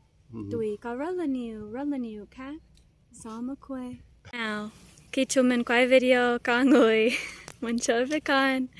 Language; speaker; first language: Vietnamese; non-native, fluent; English